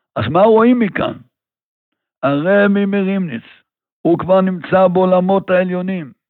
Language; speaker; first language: Hebrew; native; Hebrew